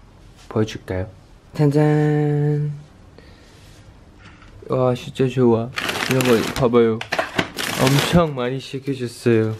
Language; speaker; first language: Korean; non-native, fluent; Thai